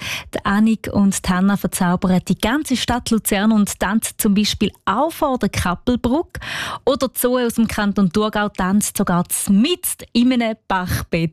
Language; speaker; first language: German; native; German